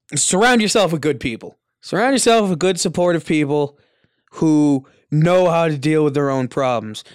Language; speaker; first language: English; early bilingual, other home language; Italian